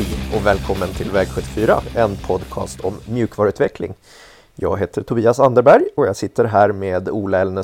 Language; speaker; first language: Swedish; native; Swedish